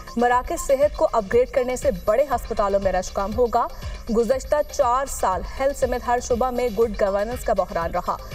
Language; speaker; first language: Urdu; native; Urdu